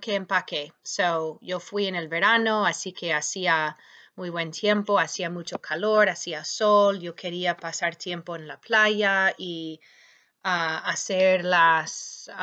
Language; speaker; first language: Spanish; non-native, fluent; English